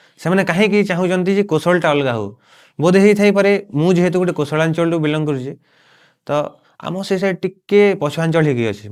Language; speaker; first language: Odia; non-native, local second language; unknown